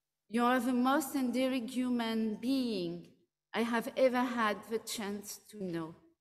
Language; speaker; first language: English; non-native, fluent; French